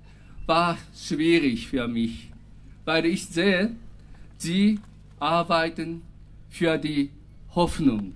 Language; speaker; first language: German; non-native, fluent; Japanese